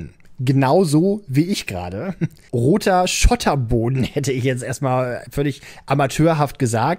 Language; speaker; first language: German; native; German